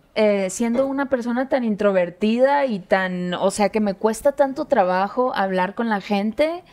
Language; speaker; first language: Spanish; native; Spanish